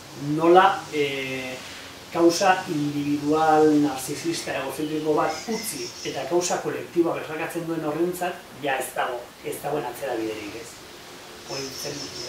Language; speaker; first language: Basque; native; Basque